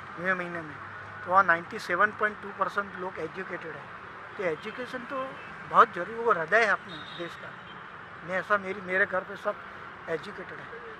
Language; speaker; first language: Hindi; non-native, local second language; Gujarati